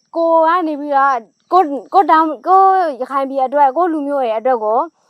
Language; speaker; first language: Burmese; native; Burmese